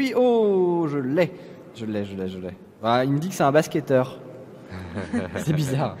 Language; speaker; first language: French; native; French